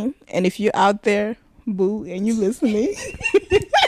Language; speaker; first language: English; non-native, local second language; Rundi